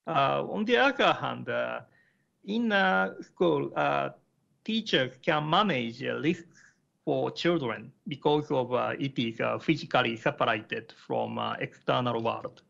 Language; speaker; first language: English; non-native, learner; Japanese